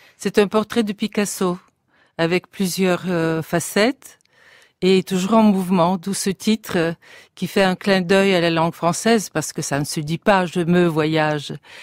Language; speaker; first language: French; non-native, fluent; Bulgarian